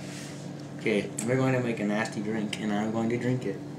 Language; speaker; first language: English; native; English